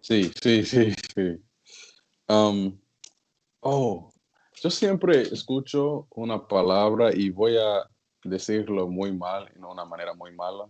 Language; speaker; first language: Spanish; non-native, learner; English